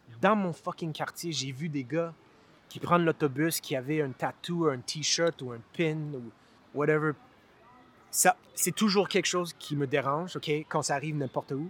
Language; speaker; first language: French; non-native, local second language; English